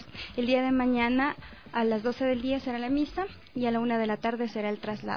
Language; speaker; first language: Spanish; native; Spanish